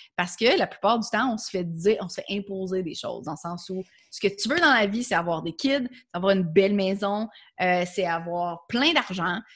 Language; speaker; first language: French; native; French